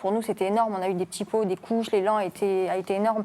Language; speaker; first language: French; native; French